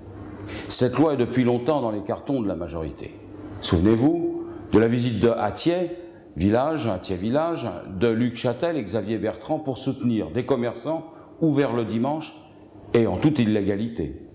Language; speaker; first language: French; native; French